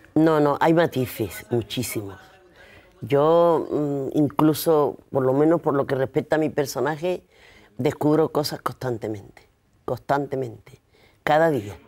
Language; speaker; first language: Spanish; native; Spanish